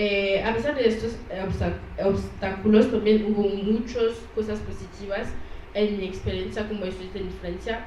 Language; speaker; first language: Spanish; non-native, learner; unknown